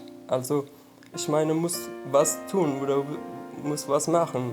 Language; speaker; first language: German; non-native, learner; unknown